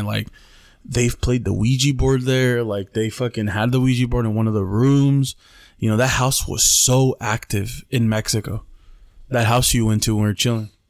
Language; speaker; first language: English; early bilingual, other home language; Spanish